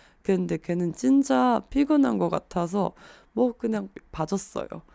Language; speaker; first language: Korean; non-native, fluent; Chinese